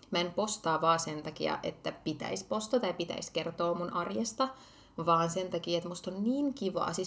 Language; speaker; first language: Finnish; early bilingual, other home language; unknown